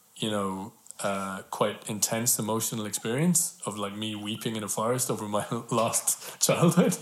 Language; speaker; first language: English; native; English